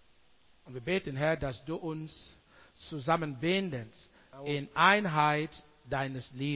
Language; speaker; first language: German; non-native, learner; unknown